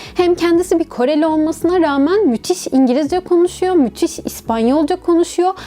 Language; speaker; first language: Turkish; native; Turkish